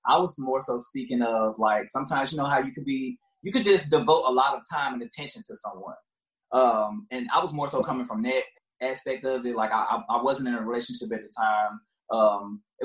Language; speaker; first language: English; native; English